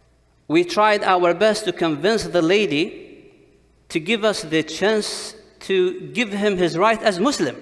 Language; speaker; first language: English; non-native, fluent; Arabic